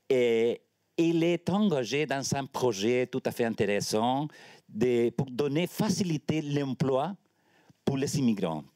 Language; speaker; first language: French; non-native, learner; Spanish